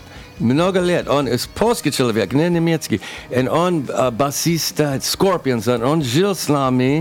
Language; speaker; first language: Russian; non-native, learner; English